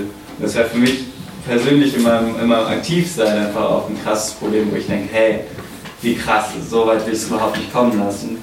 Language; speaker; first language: German; native; German